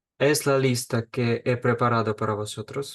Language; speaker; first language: Spanish; non-native, fluent; Ukrainian